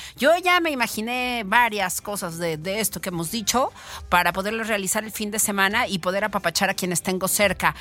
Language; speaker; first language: Spanish; native; Spanish